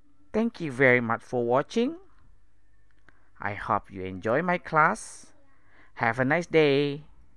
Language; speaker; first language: English; non-native, fluent; Indonesian